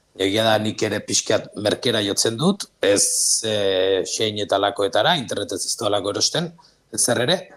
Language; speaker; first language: Basque; native; Basque